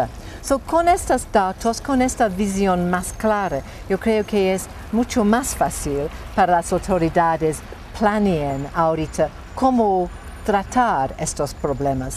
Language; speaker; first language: Spanish; non-native, fluent; English